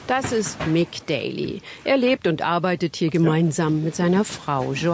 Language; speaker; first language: German; native; German